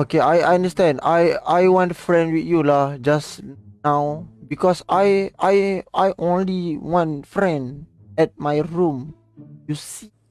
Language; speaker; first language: English; non-native, learner; Malay